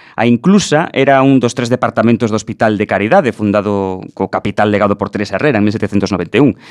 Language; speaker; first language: Galician; native; Galician